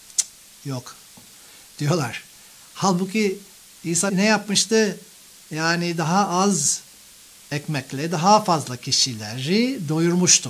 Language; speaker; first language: Turkish; non-native, fluent; English